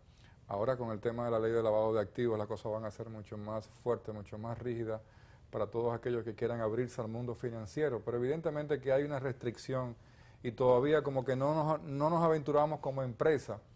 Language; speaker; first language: Spanish; native; Spanish